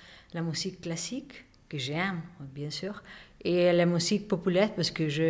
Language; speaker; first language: French; non-native, learner; Spanish